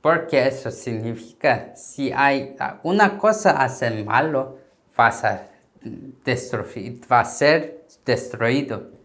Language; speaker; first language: Spanish; non-native, learner; Korean